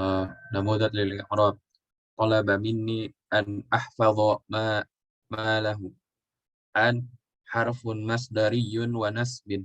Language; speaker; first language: Arabic; non-native, learner; Indonesian